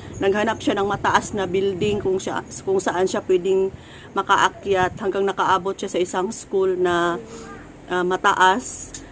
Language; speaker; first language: Filipino; non-native, local second language; Cebuano